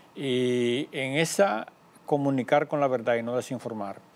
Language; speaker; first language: Spanish; native; Spanish